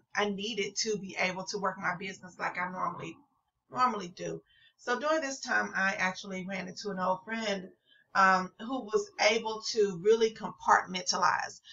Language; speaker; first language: English; native; English